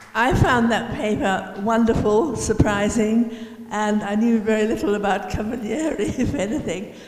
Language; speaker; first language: English; native; English